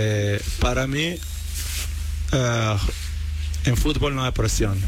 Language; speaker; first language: Spanish; non-native, learner; Portuguese